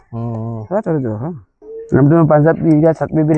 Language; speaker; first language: Hindi; non-native, local second language; Garo